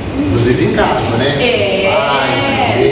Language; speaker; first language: Portuguese; native; Portuguese